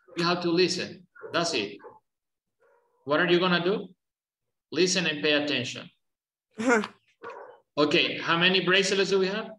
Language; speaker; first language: English; non-native, fluent; Spanish